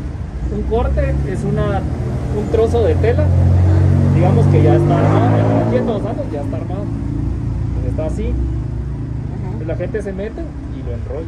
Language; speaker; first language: Spanish; native; Spanish